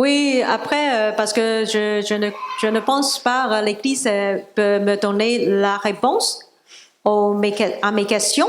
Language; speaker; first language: French; non-native, learner; Cantonese